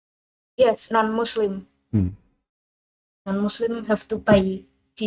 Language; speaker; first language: English; non-native, learner; Indonesian